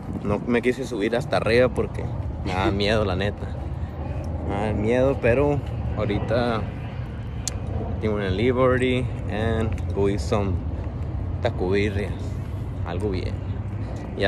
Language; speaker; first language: Spanish; early bilingual, heritage; Spanish